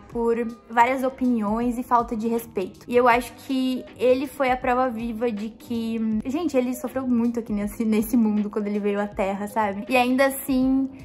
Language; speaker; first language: Portuguese; native; Portuguese